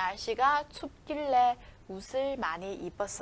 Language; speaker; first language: Korean; non-native, fluent; Chinese